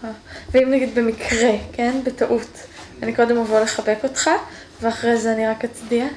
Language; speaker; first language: Hebrew; native; Hebrew